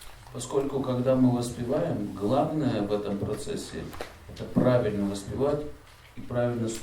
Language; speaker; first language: Russian; native; Russian